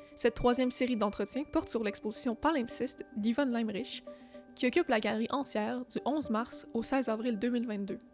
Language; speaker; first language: French; native; French